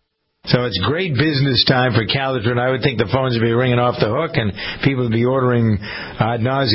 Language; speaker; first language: English; native; English